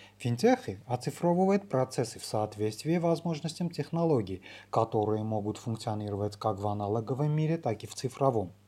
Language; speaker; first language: Russian; non-native, local second language; Armenian